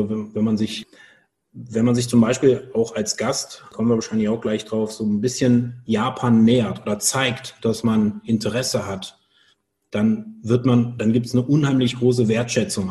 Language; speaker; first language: German; native; German